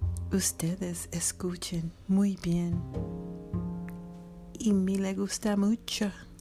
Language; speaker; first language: Spanish; non-native, learner; English